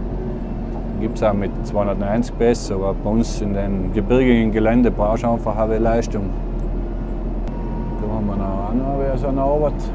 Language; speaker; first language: German; native; German